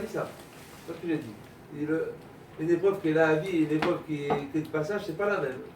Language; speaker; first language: French; native; French